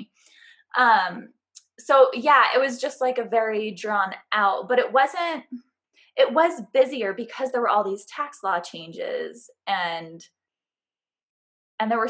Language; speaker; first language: English; native; English